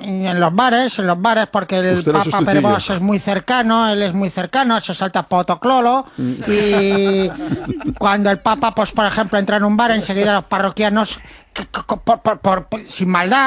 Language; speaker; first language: Spanish; native; Spanish